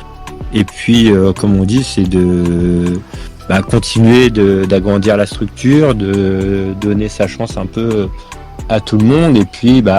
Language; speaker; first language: French; native; French